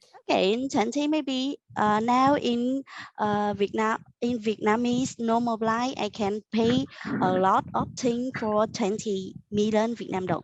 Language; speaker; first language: English; non-native, learner; Vietnamese